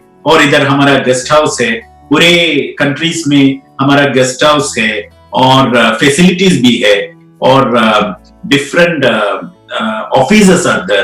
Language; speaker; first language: Hindi; non-native, local second language; Malayalam